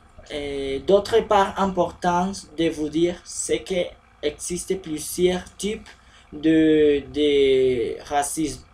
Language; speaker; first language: French; non-native, learner; Spanish